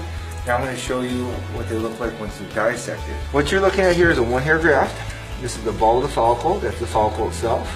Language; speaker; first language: English; native; English